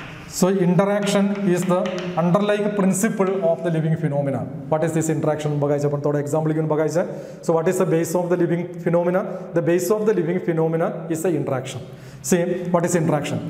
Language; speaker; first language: English; non-native, local second language; Marathi